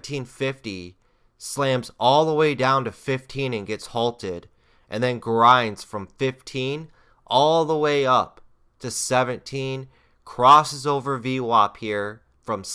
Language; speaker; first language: English; native; English